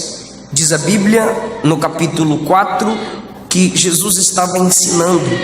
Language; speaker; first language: Portuguese; native; Portuguese